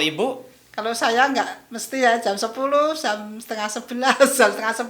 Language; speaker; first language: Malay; non-native, local second language; Javanese